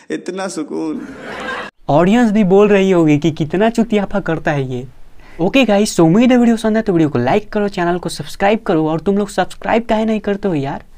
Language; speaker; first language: Hindi; native; Hindi